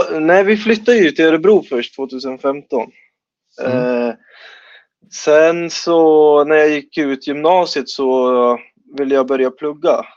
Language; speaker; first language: Swedish; early bilingual, other home language; Spanish